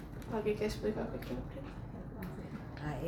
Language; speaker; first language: Portuguese; non-native, learner; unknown